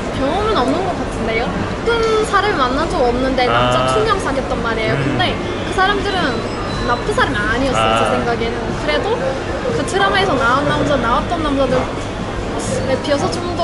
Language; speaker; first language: Korean; non-native, fluent; Turkish